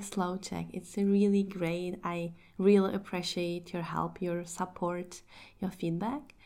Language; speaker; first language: English; non-native, fluent; Czech